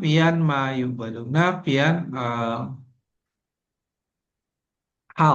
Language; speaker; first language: Arabic; non-native, learner; Indonesian